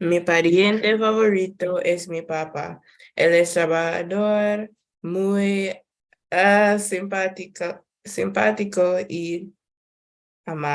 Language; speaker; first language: Spanish; non-native, learner; English